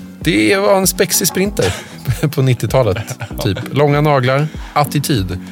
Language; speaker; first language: Swedish; native; Swedish